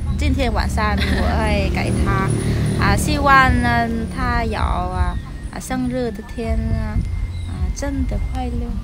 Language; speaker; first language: Chinese; non-native, learner; Vietnamese